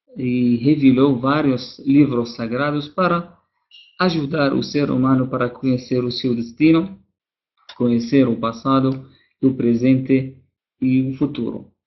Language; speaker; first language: Portuguese; non-native, fluent; Arabic